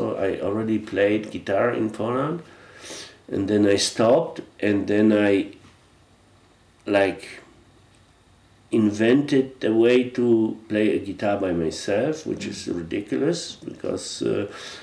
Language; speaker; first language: English; non-native, fluent; Polish